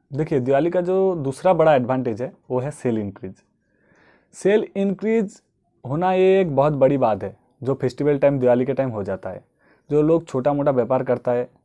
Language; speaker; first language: Hindi; non-native, local second language; Bangla